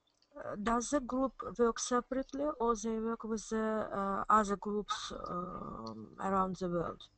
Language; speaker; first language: English; non-native, fluent; Azerbaijani